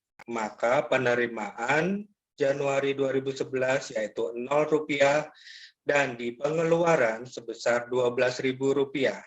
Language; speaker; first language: Indonesian; native; Indonesian